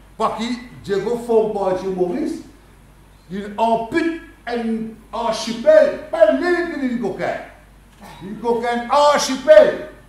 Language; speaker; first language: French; non-native, local second language; Morisyen